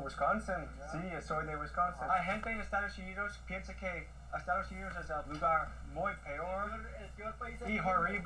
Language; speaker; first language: Spanish; non-native, learner; English